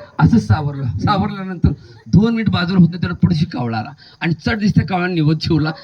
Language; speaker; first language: Marathi; native; Marathi